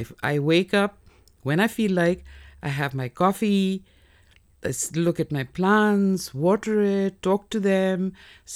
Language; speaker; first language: English; non-native, local second language; Nepali